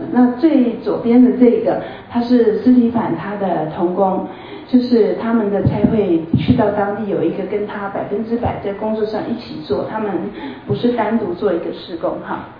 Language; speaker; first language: Chinese; native; Chinese